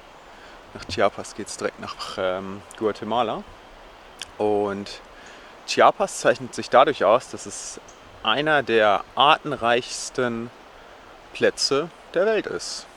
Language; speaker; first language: German; native; German